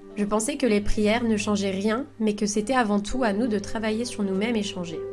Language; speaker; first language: French; non-native, fluent; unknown